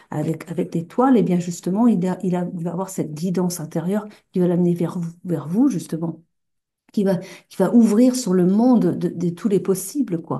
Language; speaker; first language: French; native; French